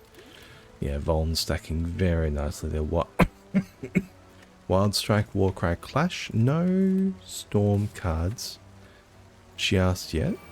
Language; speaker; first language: English; native; English